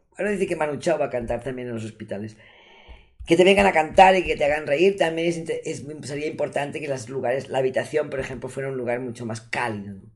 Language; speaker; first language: Spanish; non-native, local second language; Catalan